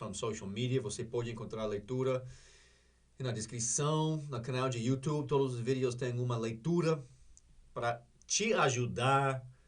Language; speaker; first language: Portuguese; non-native, learner; English